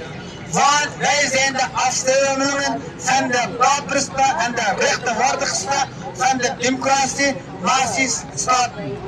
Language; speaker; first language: Dutch; non-native, learner; Uyghur